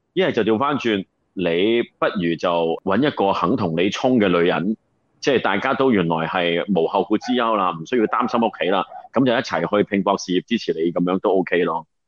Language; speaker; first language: Cantonese; native; Cantonese